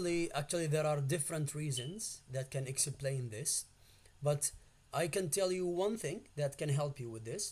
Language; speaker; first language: English; non-native, fluent; Arabic